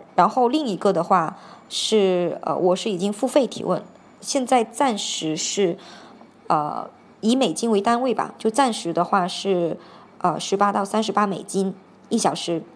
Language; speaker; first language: Chinese; native; Chinese